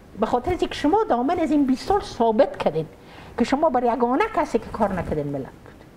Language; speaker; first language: Persian; native; Persian